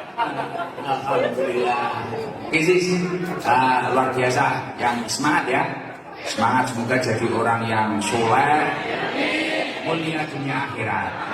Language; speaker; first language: Indonesian; non-native, local second language; Javanese